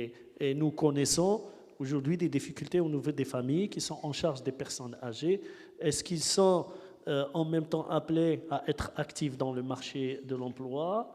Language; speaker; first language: French; non-native, local second language; Arabic